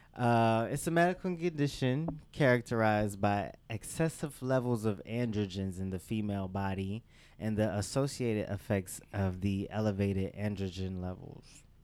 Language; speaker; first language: English; native; English